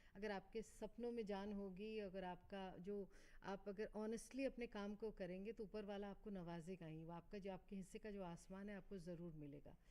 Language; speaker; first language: Hindi; native; Hindi